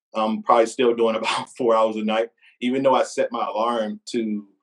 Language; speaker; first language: English; native; English